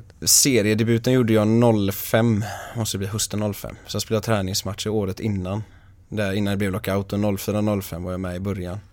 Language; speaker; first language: Swedish; native; Swedish